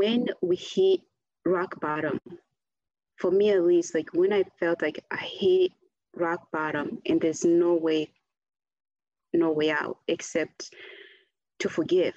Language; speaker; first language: English; non-native, local second language; Kinyarwanda